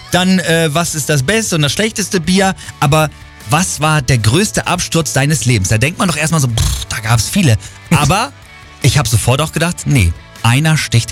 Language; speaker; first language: German; native; German